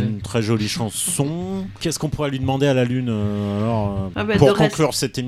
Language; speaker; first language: French; native; French